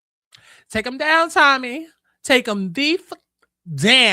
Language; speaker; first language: English; native; English